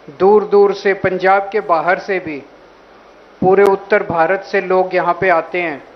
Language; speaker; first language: Hindi; native; Hindi